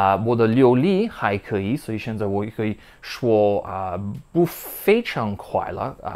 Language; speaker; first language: Chinese; non-native, learner; English